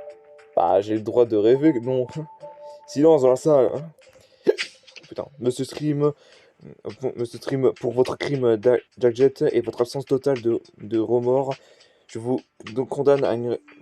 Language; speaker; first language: French; native; French